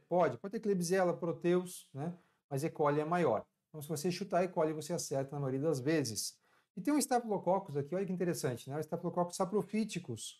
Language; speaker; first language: Portuguese; native; Portuguese